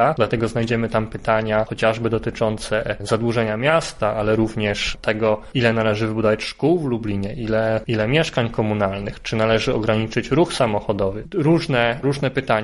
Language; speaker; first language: Polish; native; Polish